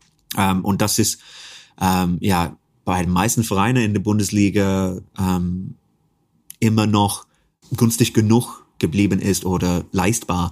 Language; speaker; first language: German; non-native, fluent; English